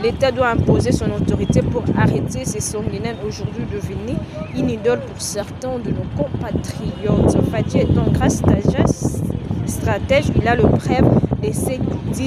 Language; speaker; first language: French; non-native, local second language; Lingala